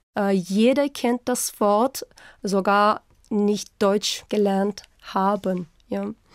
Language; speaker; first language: German; non-native, fluent; Uzbek